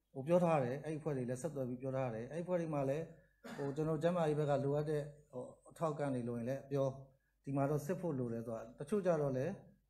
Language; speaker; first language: Burmese; native; Burmese